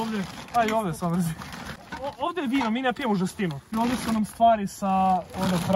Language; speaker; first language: Serbian; native; Serbian